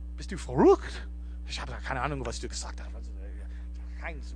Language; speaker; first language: German; non-native, learner; English